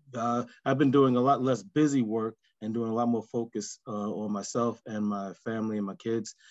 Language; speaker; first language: English; native; English